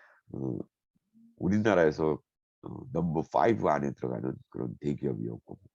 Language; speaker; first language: Korean; native; Korean